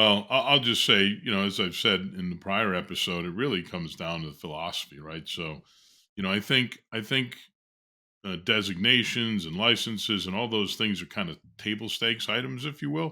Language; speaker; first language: English; native; English